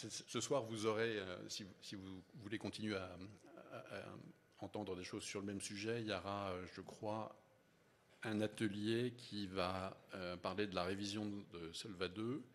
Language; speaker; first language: French; native; French